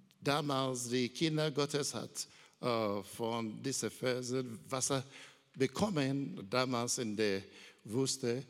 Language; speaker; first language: German; non-native, learner; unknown